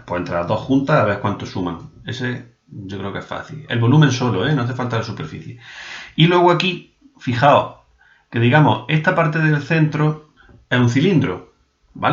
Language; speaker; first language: Spanish; native; Spanish